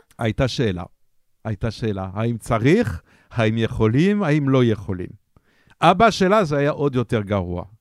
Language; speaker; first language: Hebrew; non-native, fluent; French